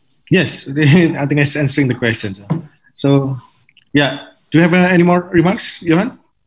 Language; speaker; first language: English; non-native, fluent; Indonesian